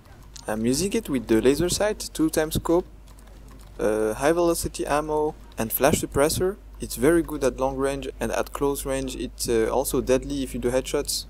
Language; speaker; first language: English; non-native, fluent; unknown